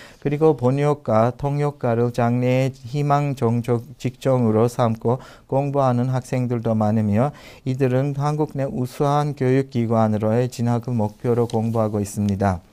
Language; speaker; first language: Korean; non-native, fluent; Turkish